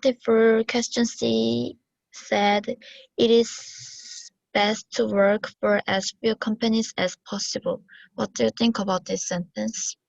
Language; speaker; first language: English; non-native, learner; Korean